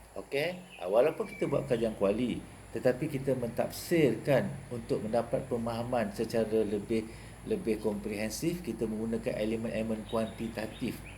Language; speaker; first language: Malay; native; Malay